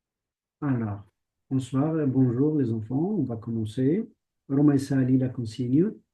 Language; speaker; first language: French; non-native, local second language; Arabic